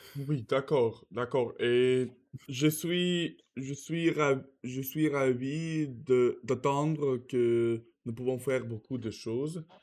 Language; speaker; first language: French; non-native, learner; Russian